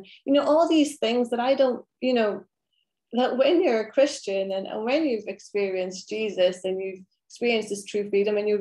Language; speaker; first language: English; native; English